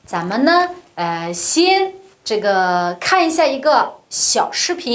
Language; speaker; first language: Chinese; non-native, local second language; Uyghur